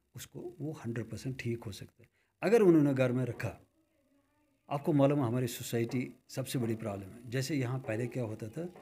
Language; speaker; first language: Hindi; non-native, local second language; Kashmiri